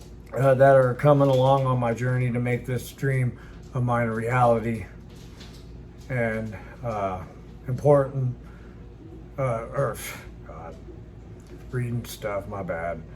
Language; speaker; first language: English; native; English